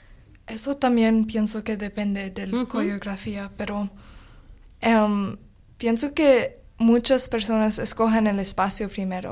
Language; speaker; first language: Spanish; non-native, learner; English